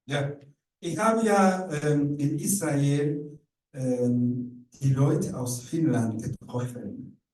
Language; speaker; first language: German; non-native, learner; Rundi